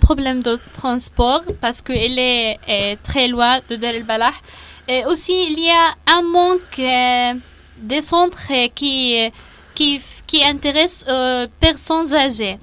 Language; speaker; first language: French; non-native, learner; Arabic